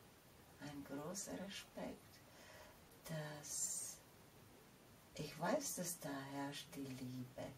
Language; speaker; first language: German; non-native, fluent; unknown